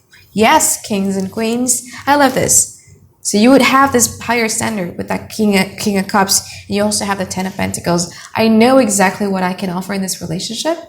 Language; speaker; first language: English; non-native, fluent; Indonesian